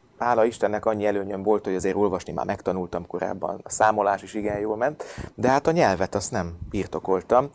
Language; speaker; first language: Hungarian; native; Hungarian